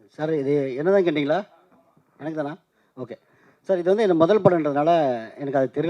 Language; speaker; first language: Tamil; native; Tamil